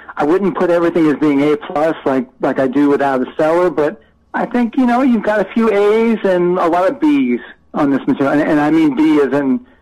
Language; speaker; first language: English; native; English